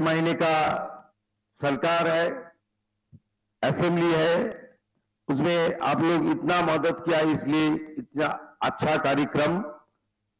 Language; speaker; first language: Hindi; non-native, local second language; Bangla